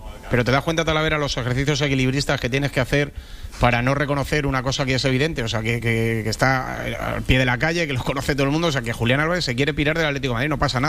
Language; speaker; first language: Spanish; native; Spanish